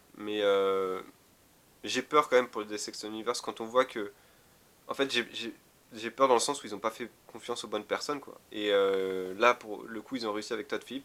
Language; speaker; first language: French; native; French